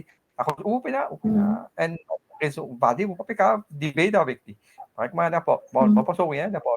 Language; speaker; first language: French; non-native, local second language; Morisyen